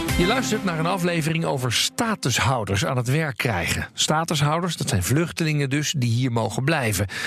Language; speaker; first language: Dutch; native; Dutch